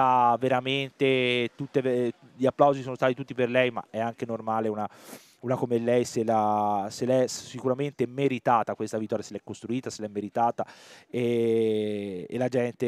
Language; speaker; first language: Italian; native; Italian